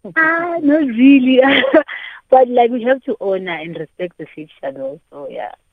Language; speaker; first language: English; non-native, local second language; Xhosa